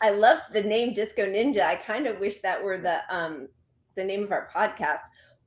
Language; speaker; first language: English; native; English